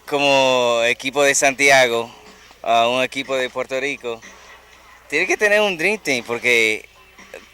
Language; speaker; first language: Spanish; non-native, fluent; English